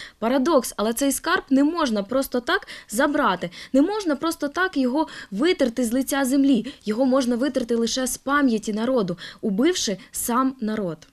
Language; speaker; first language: Ukrainian; native; Ukrainian